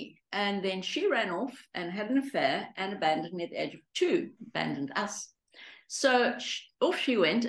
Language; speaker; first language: English; early bilingual, other home language; Greek